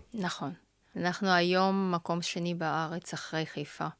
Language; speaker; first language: Hebrew; early bilingual, other home language; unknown